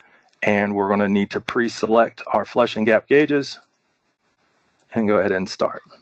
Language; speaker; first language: English; native; English